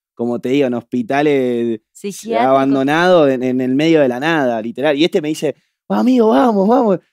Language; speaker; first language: Spanish; native; Spanish